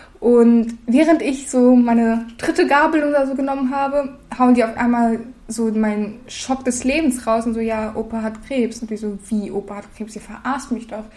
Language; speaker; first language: German; early bilingual, other home language; Russian